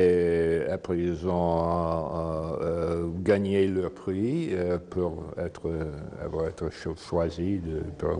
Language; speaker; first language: French; non-native, fluent; English